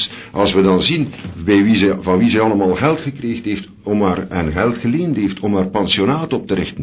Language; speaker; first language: Dutch; native; Dutch